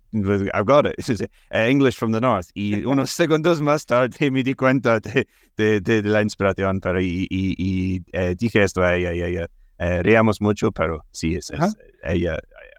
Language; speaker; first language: Spanish; non-native, fluent; English